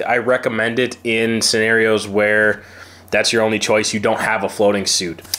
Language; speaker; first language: English; native; English